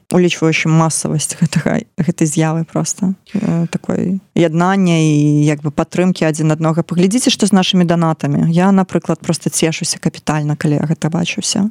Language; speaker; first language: Belarusian; non-native, local second language; Russian